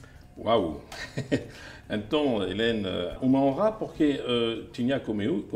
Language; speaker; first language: Portuguese; non-native, fluent; French